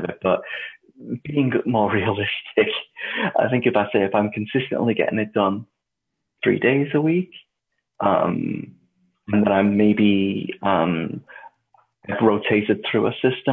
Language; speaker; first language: English; native; English